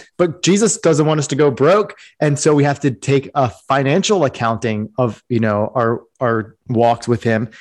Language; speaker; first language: English; native; English